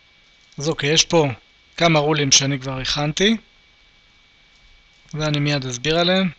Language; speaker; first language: Hebrew; native; Hebrew